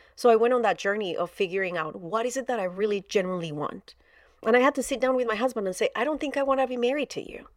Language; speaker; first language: English; non-native, fluent; Spanish